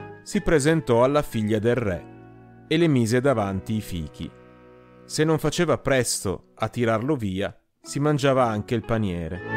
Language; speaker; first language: Italian; native; Italian